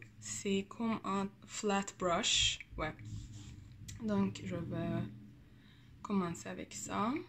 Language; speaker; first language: French; non-native, learner; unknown